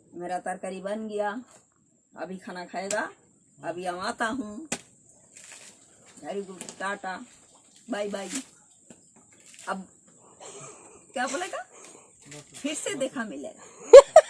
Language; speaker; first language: Hindi; non-native, local second language; Bangla